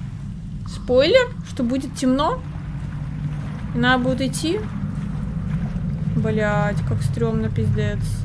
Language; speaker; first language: Russian; native; Russian